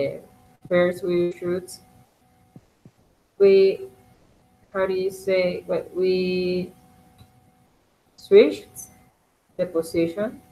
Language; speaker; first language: English; non-native, learner; Spanish